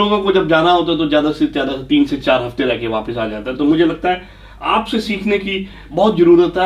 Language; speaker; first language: Hindi; native; Hindi